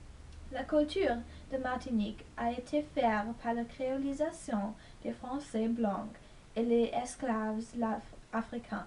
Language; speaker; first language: French; non-native, learner; English